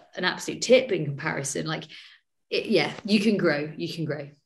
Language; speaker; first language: English; native; English